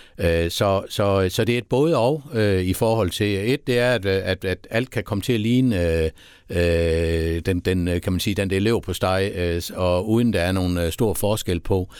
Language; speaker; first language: Danish; native; Danish